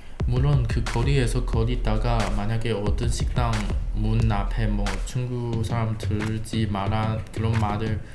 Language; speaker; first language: Korean; non-native, learner; Chinese